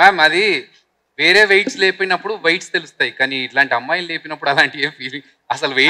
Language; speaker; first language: Telugu; native; Telugu